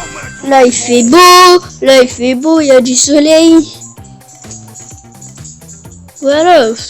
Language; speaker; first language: French; early bilingual, other home language; Romanian